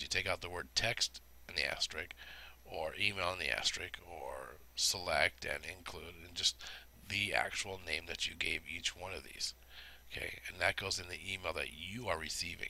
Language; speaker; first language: English; native; English